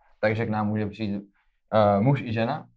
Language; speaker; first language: Czech; native; Czech